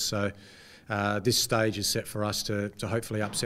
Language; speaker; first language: English; native; English